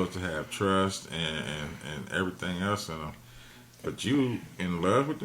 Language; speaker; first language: English; native; English